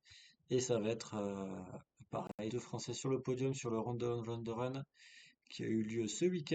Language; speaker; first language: French; native; French